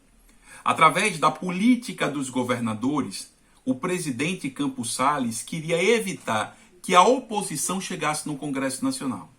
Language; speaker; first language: Portuguese; native; Portuguese